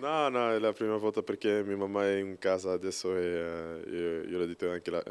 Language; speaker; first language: Italian; non-native, learner; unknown